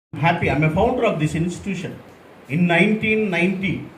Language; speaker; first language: English; non-native, local second language; Telugu